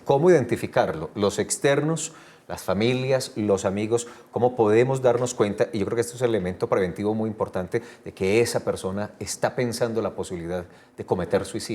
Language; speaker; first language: Spanish; native; Spanish